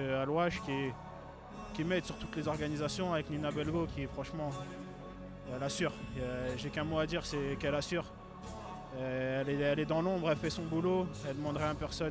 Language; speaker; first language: French; native; French